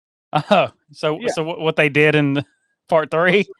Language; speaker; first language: English; native; English